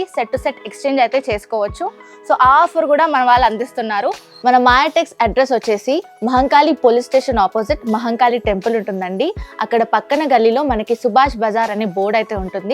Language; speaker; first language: Telugu; native; Telugu